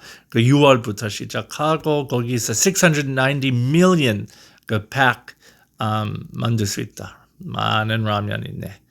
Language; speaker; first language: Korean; non-native, learner; English